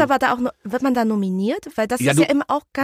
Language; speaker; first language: German; early bilingual, other home language; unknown